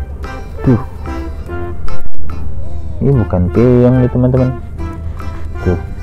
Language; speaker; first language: Indonesian; native; Indonesian